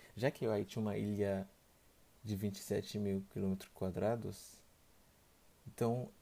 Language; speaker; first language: Portuguese; non-native, fluent; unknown